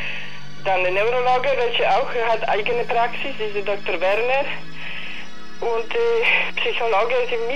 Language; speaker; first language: German; non-native, learner; Polish